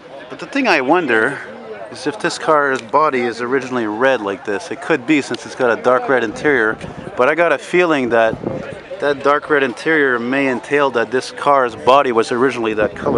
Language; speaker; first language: English; native; English